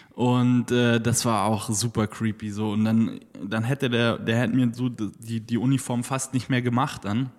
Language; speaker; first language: German; native; German